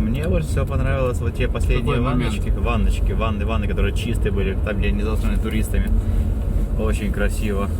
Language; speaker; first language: Russian; native; Russian